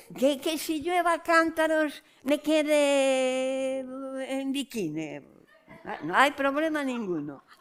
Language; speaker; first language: Spanish; non-native, local second language; Galician